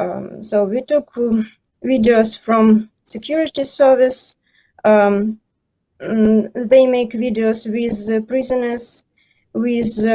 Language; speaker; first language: English; non-native, learner; Ukrainian